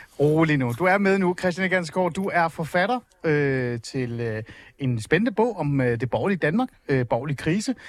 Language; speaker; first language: Danish; early bilingual, other home language; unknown